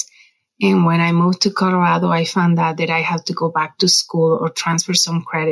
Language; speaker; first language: English; non-native, fluent; Spanish